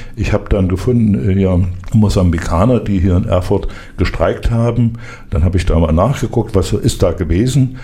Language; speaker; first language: German; native; German